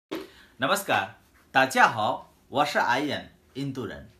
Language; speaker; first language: Chinese; non-native, fluent; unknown